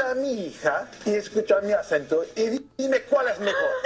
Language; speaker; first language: Spanish; non-native, learner; English